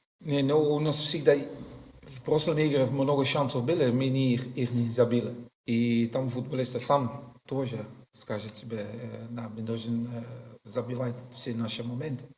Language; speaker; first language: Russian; non-native, learner; Dutch